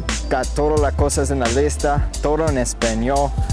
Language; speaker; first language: Spanish; non-native, learner; English